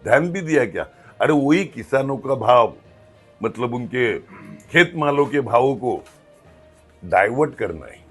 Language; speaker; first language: Hindi; non-native, local second language; Marathi